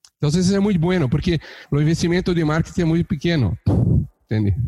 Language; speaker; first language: Portuguese; native; Portuguese